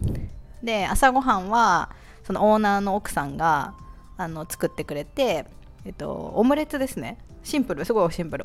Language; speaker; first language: Japanese; native; Japanese